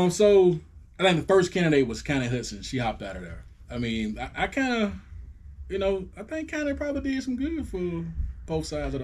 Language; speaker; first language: English; native; English